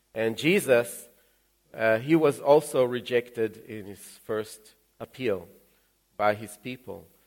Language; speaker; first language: English; early bilingual, other home language; Russian